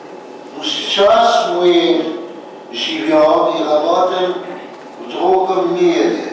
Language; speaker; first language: Russian; early bilingual, heritage; Russian